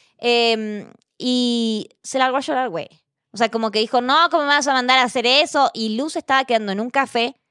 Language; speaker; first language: Spanish; native; Spanish